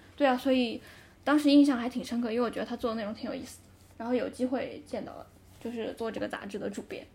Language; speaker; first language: Chinese; native; Chinese